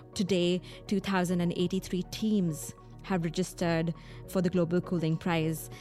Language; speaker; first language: English; non-native, local second language; Hindi